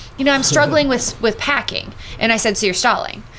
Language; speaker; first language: English; native; English